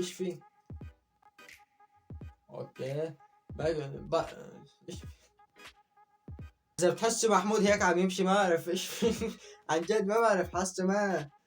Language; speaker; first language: Arabic; native; Arabic